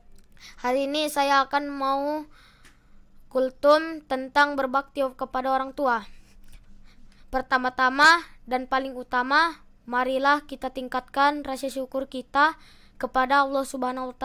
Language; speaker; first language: Indonesian; native; Indonesian